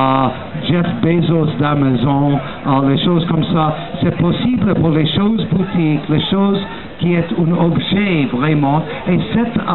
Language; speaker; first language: French; non-native, learner; English